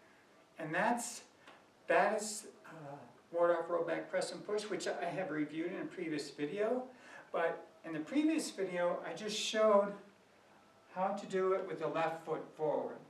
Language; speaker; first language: English; native; English